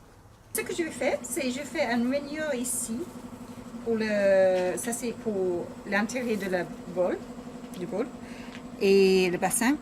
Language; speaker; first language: French; non-native, learner; English